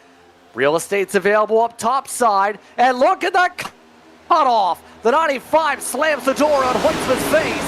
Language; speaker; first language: English; native; English